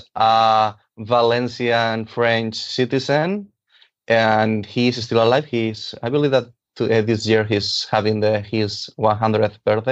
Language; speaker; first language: English; non-native, fluent; Catalan